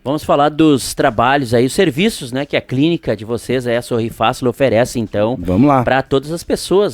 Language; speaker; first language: Portuguese; native; Portuguese